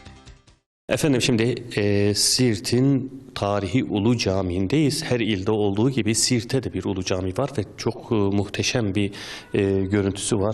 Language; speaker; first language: Turkish; native; Turkish